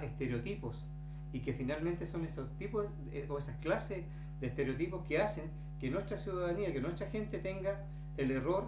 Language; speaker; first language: Spanish; native; Spanish